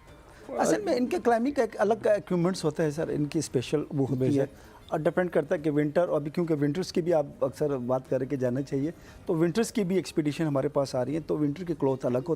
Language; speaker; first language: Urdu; non-native, local second language; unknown